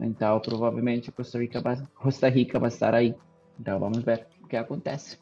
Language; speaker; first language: Portuguese; non-native, fluent; Spanish